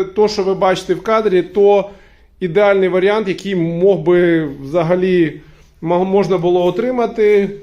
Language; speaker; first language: Ukrainian; native; Ukrainian